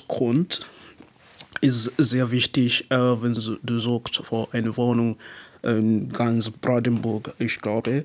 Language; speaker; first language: German; non-native, learner; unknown